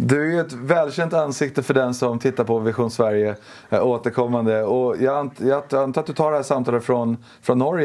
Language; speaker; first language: Swedish; native; Swedish